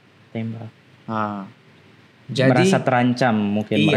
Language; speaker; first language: Indonesian; non-native, local second language; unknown